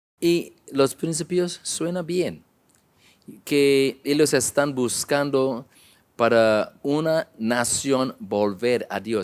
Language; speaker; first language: Spanish; non-native, learner; English